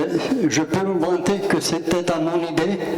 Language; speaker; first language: French; non-native, learner; Romanian